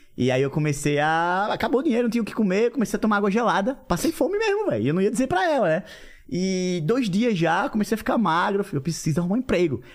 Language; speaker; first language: Portuguese; native; Portuguese